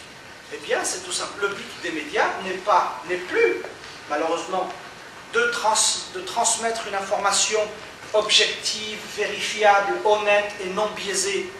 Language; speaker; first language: French; native; French